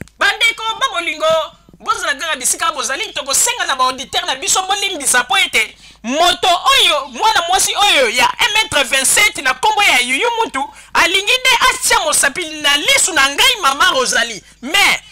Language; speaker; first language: Lingala; native; Lingala